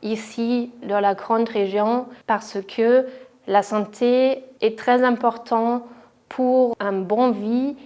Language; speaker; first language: French; non-native, fluent; German